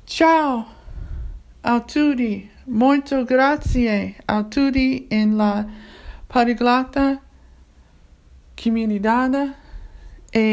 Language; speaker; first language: Italian; non-native, learner; English